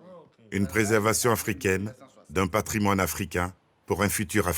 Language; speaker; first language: French; native; French